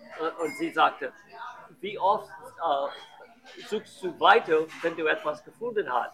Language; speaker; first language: German; non-native, learner; English